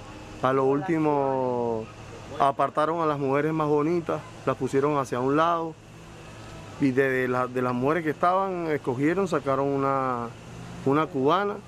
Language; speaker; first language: Spanish; native; Spanish